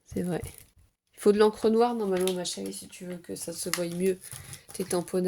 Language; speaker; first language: French; native; French